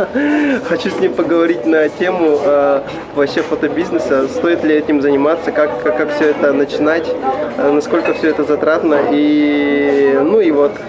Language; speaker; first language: Russian; native; Russian